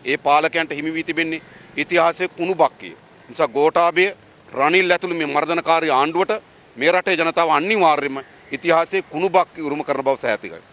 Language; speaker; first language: Sinhala; native; Sinhala